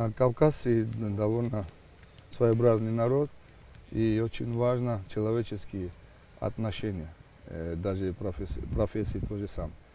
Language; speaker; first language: Russian; non-native, local second language; Georgian